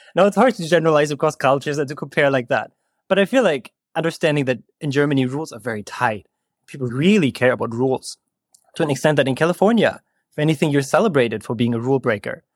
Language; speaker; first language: English; non-native, fluent; German